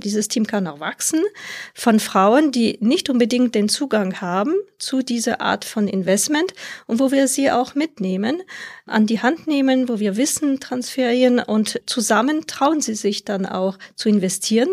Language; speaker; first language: German; non-native, fluent; French